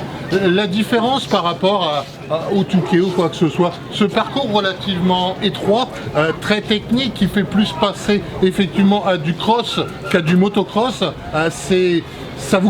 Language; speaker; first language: French; native; French